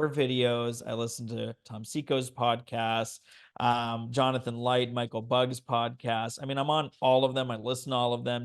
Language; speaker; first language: English; native; English